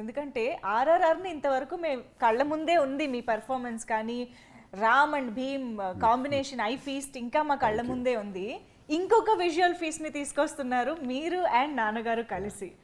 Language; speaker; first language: Telugu; native; Telugu